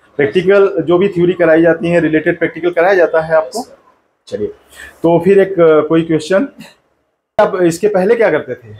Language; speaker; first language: Hindi; native; Hindi